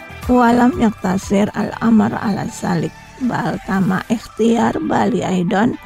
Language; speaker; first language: Arabic; non-native, fluent; Indonesian